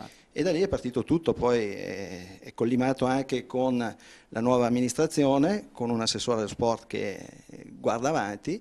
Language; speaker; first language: Italian; native; Italian